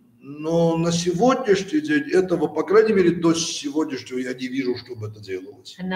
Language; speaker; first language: Russian; native; Russian